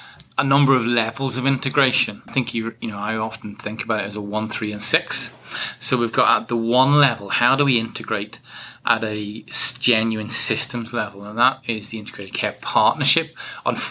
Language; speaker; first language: English; native; English